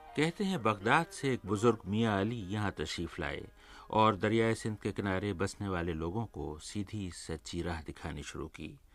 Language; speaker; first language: Urdu; native; Urdu